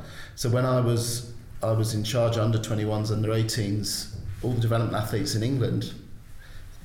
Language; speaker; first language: English; native; English